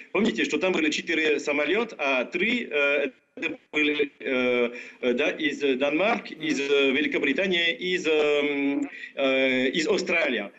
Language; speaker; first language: Russian; non-native, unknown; French